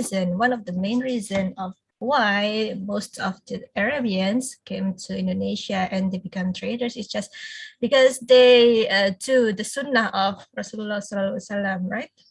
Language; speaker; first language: English; non-native, fluent; Indonesian